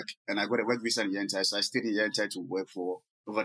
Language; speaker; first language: English; non-native, local second language; Akan